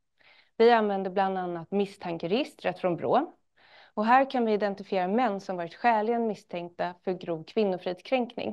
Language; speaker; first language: Swedish; native; Swedish